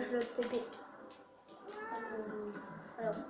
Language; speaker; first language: French; native; French